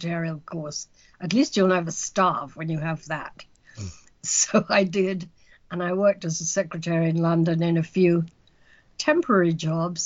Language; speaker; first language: English; native; English